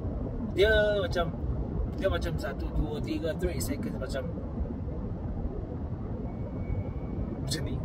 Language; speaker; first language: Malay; non-native, fluent; Korean